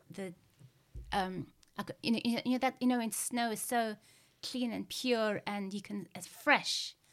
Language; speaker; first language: English; native; English